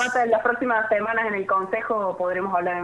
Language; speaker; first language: Spanish; native; Spanish